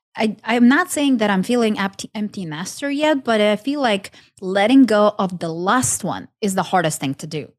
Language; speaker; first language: English; non-native, fluent; Ukrainian